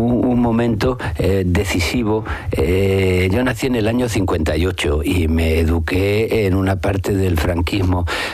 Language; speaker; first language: Spanish; native; Spanish